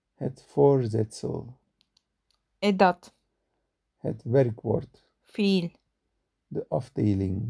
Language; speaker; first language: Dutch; non-native, learner; Turkish